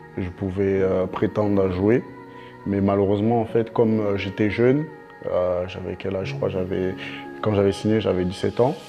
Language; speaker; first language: French; early bilingual, other home language; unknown